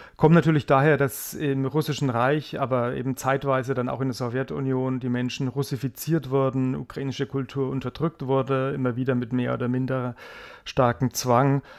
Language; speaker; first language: German; native; German